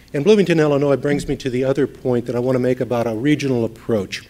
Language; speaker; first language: English; native; English